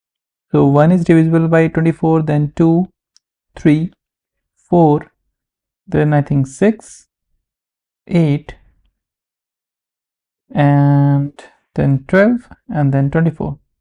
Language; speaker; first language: English; non-native, local second language; Hindi